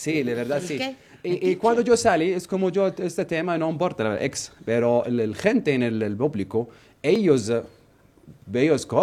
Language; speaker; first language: Spanish; non-native, learner; Arabic